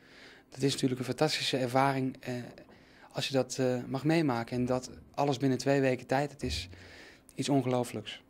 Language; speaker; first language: Dutch; native; Dutch